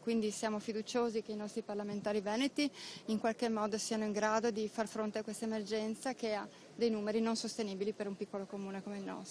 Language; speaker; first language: Italian; native; Italian